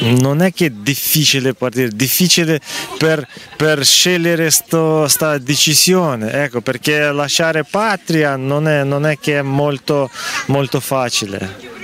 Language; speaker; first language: Italian; non-native, learner; Ukrainian